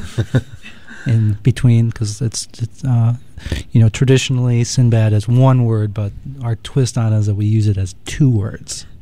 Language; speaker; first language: English; native; English